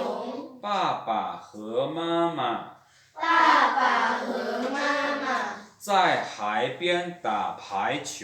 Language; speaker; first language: Chinese; non-native, fluent; Lao